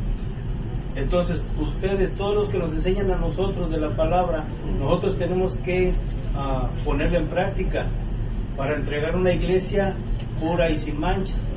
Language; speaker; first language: Spanish; native; Spanish